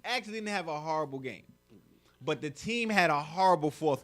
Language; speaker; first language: English; native; English